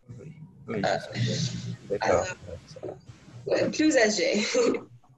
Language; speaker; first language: French; non-native, learner; English